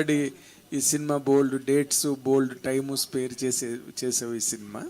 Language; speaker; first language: Telugu; native; Telugu